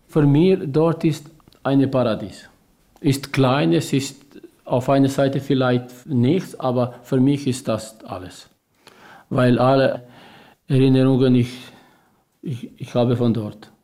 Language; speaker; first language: German; non-native, learner; Albanian